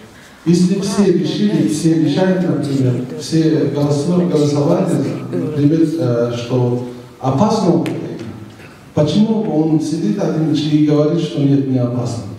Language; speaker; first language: Russian; non-native, learner; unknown